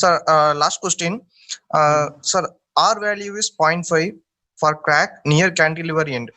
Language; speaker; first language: English; non-native, local second language; Tamil